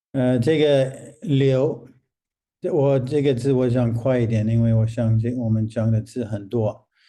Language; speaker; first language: Chinese; non-native, fluent; English